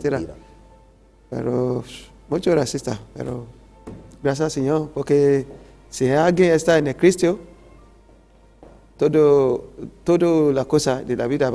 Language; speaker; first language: Spanish; non-native, learner; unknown